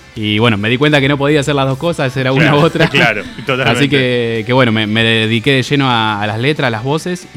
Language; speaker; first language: Spanish; native; Spanish